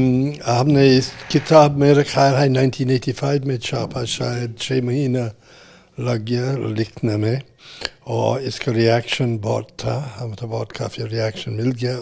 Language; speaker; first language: Hindi; non-native, fluent; English